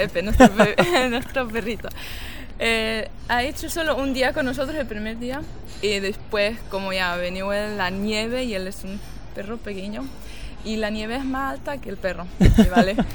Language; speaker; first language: Spanish; non-native, fluent; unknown